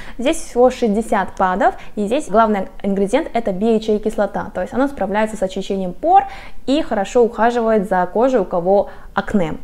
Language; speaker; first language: Russian; non-native, fluent; Korean